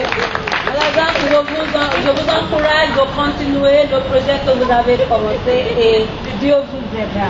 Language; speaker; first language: French; non-native, fluent; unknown